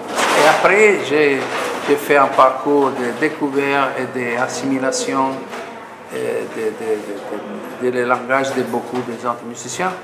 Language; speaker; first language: French; non-native, fluent; Italian